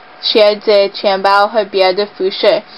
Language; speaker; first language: Chinese; non-native, learner; English